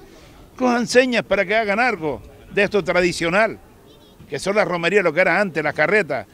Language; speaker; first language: Spanish; native; Spanish